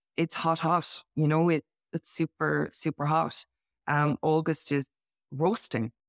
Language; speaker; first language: English; native; English